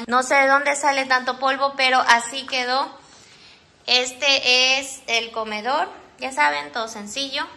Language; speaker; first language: Spanish; native; Spanish